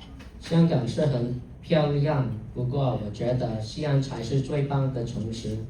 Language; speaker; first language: Chinese; non-native, learner; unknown